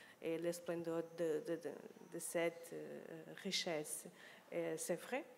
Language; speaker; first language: French; non-native, learner; Portuguese